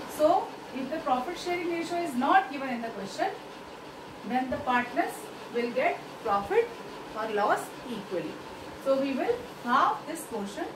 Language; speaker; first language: English; non-native, local second language; Hindi